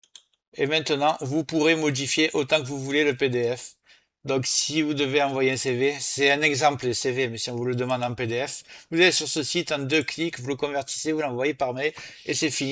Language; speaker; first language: French; native; French